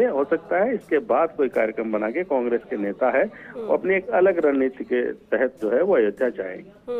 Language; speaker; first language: Hindi; native; Hindi